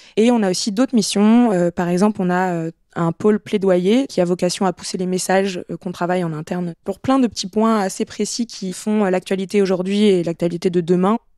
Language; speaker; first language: French; native; French